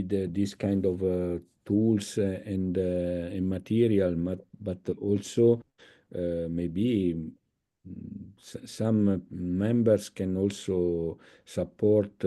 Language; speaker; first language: English; non-native, fluent; Italian